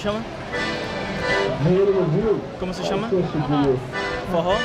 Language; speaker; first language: Portuguese; non-native, fluent; English